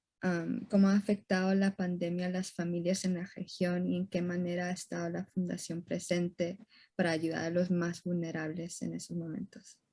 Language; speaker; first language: Spanish; early bilingual, heritage; Spanish